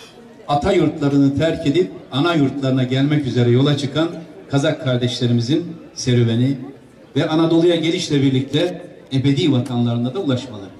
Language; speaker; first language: Turkish; native; Turkish